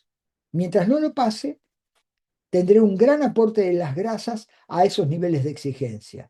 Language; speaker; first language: Spanish; native; Spanish